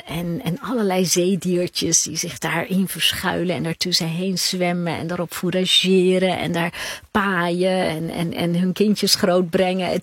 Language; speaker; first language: Dutch; native; Dutch